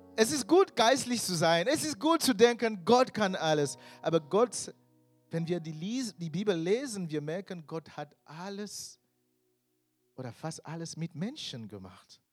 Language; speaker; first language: German; non-native, fluent; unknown